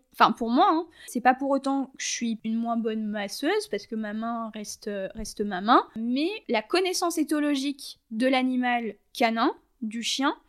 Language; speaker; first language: French; native; French